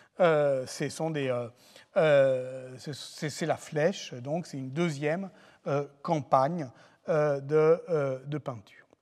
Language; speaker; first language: French; native; French